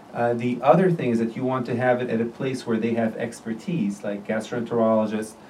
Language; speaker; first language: English; non-native, fluent; Arabic